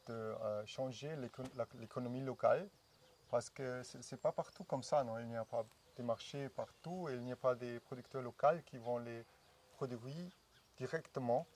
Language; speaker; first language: French; non-native, fluent; German